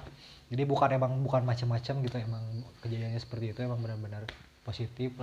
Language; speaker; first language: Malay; non-native, local second language; Sundanese